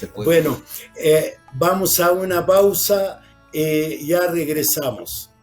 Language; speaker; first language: Spanish; non-native, fluent; Arabic